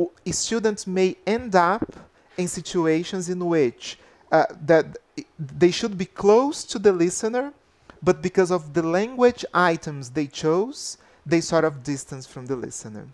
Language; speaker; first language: English; non-native, fluent; Portuguese